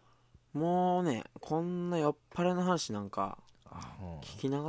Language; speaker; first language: Japanese; native; Japanese